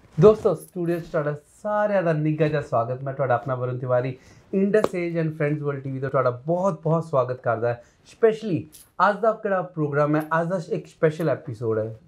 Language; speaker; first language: Punjabi; non-native, local second language; Hindi